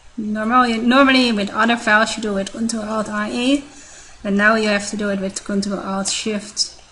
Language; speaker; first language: English; non-native, fluent; Dutch